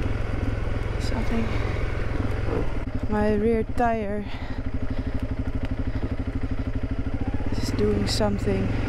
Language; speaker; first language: English; non-native, fluent; Dutch